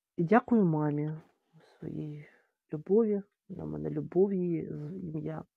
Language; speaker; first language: Ukrainian; native; Ukrainian